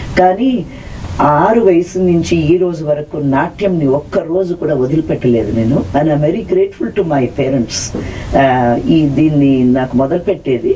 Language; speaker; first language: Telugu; non-native, local second language; Tamil